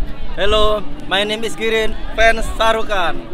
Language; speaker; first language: English; non-native, learner; Indonesian